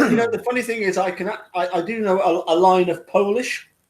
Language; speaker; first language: English; native; English